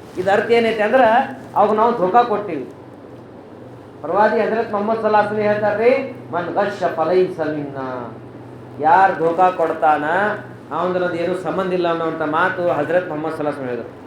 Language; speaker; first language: Kannada; non-native, local second language; Urdu